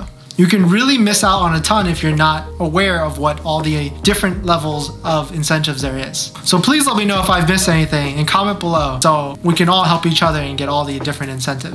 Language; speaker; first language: English; native; English